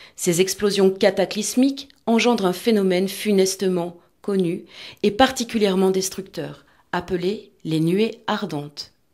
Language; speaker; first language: French; native; French